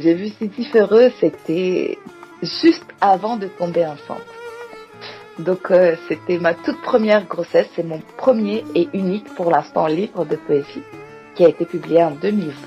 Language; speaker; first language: French; non-native, fluent; Greek